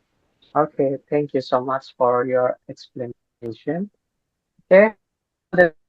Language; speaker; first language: English; non-native, learner; Indonesian